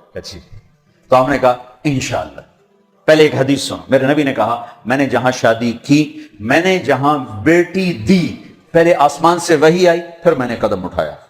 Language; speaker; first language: Urdu; non-native, local second language; Punjabi